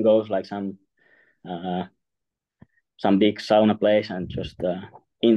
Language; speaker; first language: English; non-native, fluent; Finnish